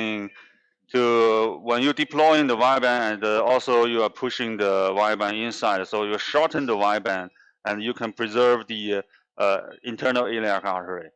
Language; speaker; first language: English; non-native, fluent; Chinese